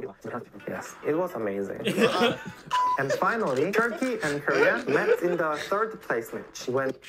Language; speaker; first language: English; non-native, fluent; Korean